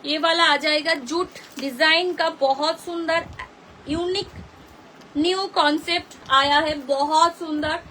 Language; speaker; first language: Hindi; non-native, local second language; Bangla